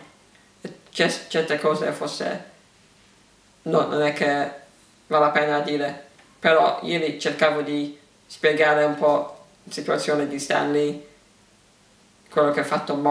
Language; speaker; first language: Italian; early bilingual, heritage; English